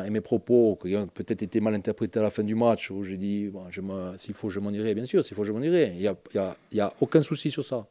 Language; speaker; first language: French; native; French